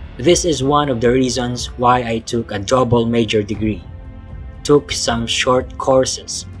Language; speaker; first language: English; non-native, local second language; Filipino